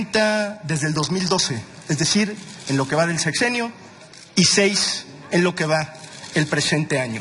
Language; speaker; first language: Spanish; native; Spanish